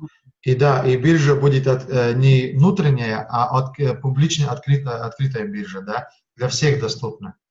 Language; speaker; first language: Russian; non-native, fluent; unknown